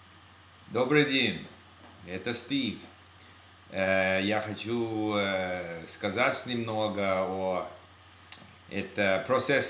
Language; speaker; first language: Russian; non-native, learner; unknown